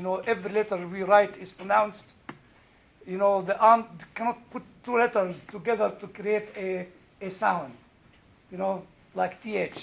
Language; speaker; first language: English; non-native, fluent; Arabic